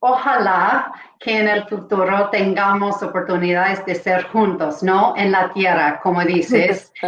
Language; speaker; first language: Spanish; non-native, fluent; English